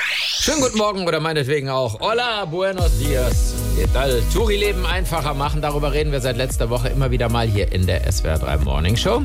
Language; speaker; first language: German; native; German